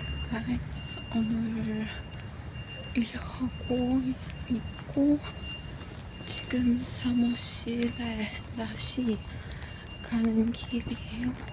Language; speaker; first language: Korean; non-native, learner; Polish